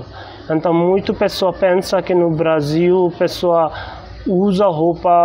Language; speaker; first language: Portuguese; non-native, learner; Hindi